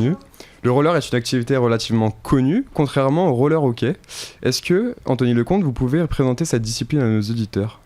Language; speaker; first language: French; native; French